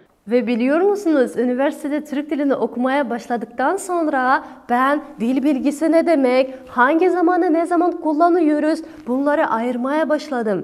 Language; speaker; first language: Turkish; non-native, fluent; Kazakh